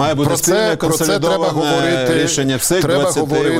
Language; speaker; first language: Ukrainian; native; Ukrainian